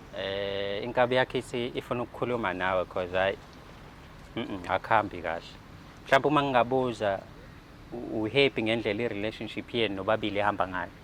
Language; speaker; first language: Zulu; native; Zulu